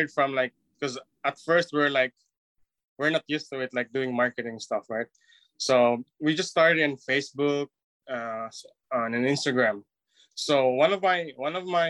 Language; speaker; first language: English; non-native, local second language; Cebuano